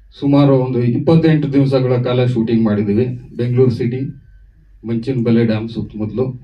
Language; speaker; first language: Kannada; native; Kannada